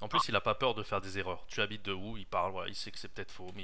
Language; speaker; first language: French; native; French